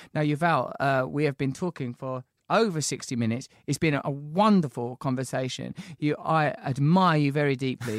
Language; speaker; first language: English; native; English